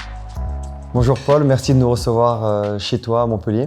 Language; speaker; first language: French; native; French